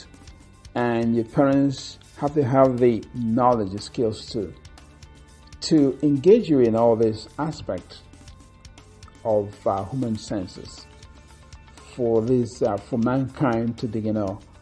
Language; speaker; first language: English; non-native, local second language; Igbo